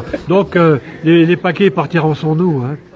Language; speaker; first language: French; native; French